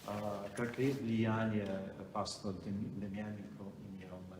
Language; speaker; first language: Russian; non-native, fluent; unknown